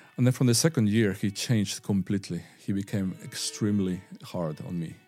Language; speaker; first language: English; non-native, fluent; Spanish